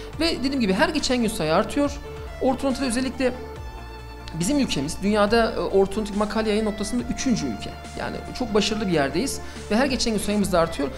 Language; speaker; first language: Turkish; early bilingual, heritage; Turkish